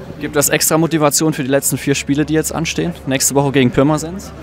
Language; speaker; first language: German; native; German